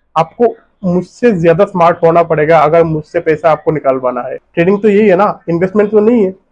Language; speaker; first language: Hindi; non-native, local second language; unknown